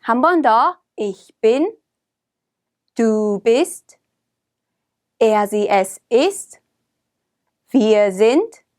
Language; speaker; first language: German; non-native, fluent; Korean